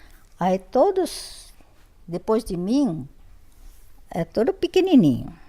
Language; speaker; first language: Portuguese; non-native, fluent; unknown